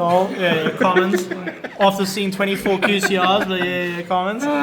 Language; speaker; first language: English; native; English